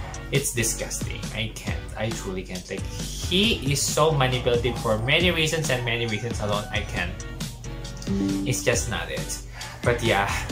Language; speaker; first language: English; non-native, local second language; Filipino